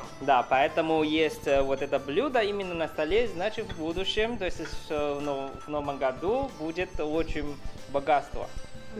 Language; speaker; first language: Russian; non-native, fluent; Chinese